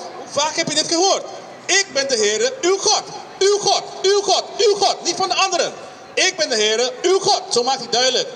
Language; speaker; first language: Dutch; non-native, local second language; Papiamento